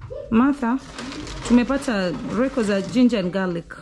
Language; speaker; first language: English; non-native, local second language; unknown